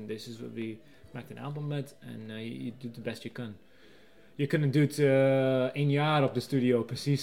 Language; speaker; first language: Dutch; non-native, learner; English